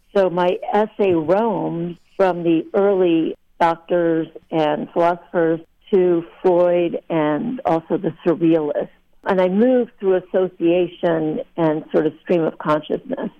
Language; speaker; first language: English; early bilingual, other home language; Lithuanian